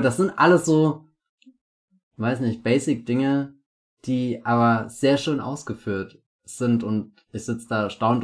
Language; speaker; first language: German; native; German